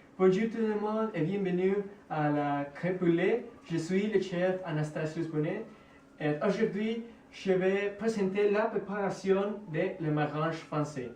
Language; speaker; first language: French; non-native, learner; Spanish